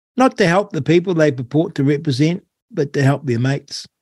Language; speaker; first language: English; native; English